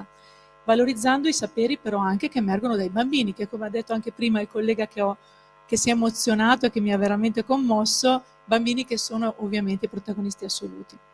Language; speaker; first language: Italian; native; Italian